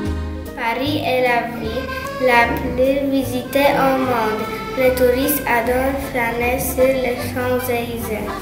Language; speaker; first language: French; non-native, learner; Polish